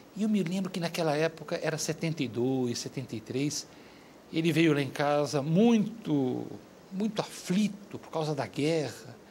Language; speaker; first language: Portuguese; native; Portuguese